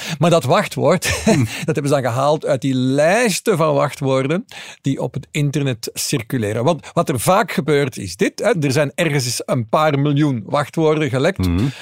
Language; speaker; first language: Dutch; native; Dutch